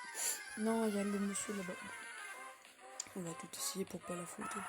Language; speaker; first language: French; native; French